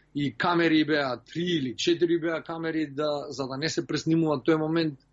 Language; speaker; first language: Macedonian; early bilingual, heritage; Macedonian